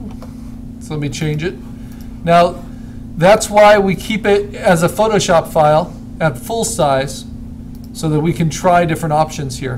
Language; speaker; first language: English; native; English